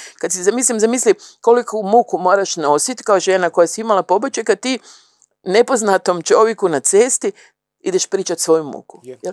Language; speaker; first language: Croatian; native; Croatian